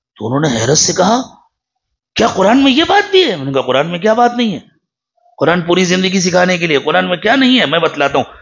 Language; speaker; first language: Urdu; native; Urdu